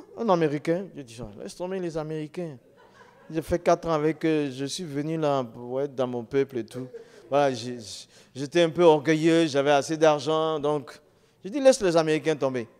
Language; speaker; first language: French; non-native, local second language; Dyula